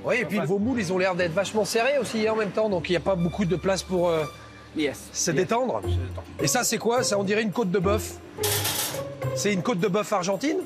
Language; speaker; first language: French; native; French